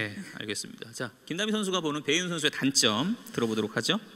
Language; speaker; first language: Korean; native; Korean